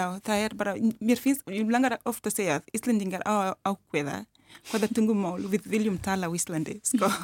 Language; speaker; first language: Icelandic; non-native, learner; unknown